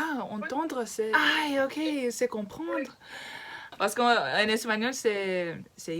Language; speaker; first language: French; non-native, learner; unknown